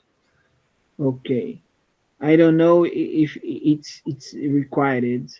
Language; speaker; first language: English; non-native, fluent; Portuguese